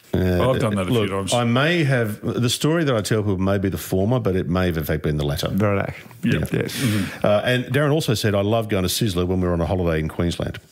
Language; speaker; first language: English; native; English